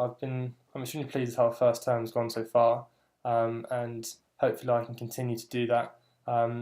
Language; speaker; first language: English; native; English